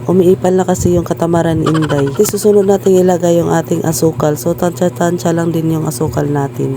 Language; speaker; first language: Filipino; non-native, local second language; Cebuano